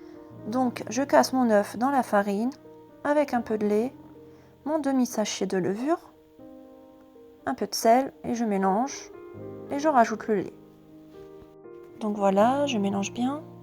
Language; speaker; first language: French; native; French